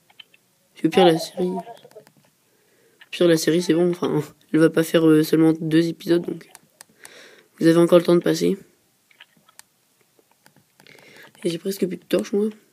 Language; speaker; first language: French; native; French